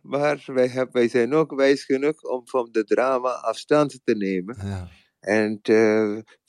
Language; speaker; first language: Dutch; non-native, learner; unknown